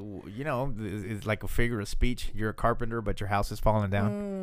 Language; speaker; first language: English; early bilingual, other home language; Spanish